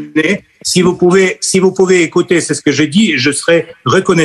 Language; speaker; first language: French; non-native, fluent; Russian